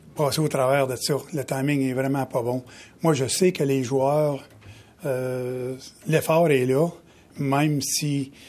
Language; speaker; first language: French; native; French